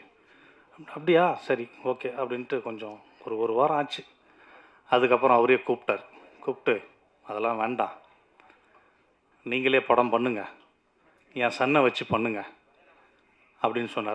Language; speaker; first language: Tamil; native; Tamil